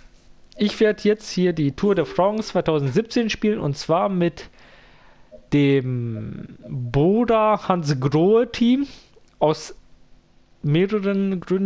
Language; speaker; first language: German; native; German